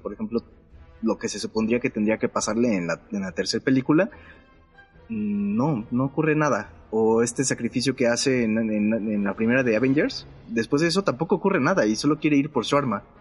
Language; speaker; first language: Spanish; native; Spanish